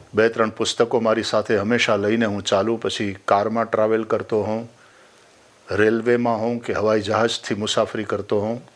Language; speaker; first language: Gujarati; native; Gujarati